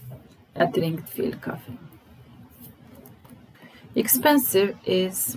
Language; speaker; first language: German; non-native, fluent; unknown